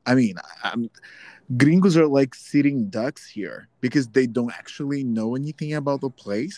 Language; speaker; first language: English; non-native, fluent; Portuguese